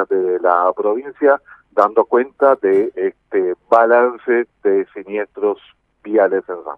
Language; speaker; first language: Spanish; native; Spanish